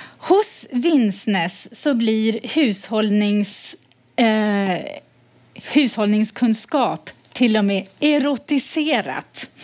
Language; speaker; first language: Swedish; native; Swedish